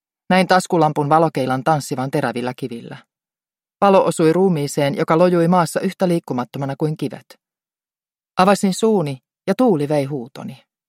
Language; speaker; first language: Finnish; native; Finnish